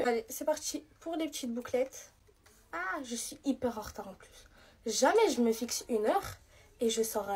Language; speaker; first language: French; native; French